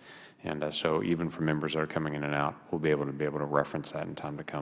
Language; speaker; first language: English; native; English